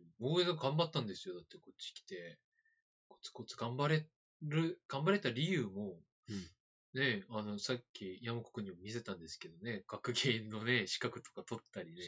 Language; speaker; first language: Japanese; non-native, fluent; Korean